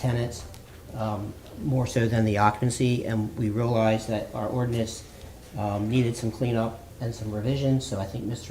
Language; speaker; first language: English; native; English